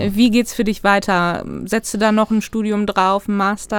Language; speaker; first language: German; native; German